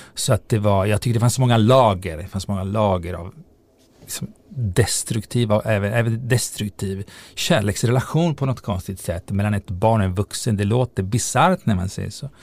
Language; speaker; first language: Swedish; non-native, fluent; Italian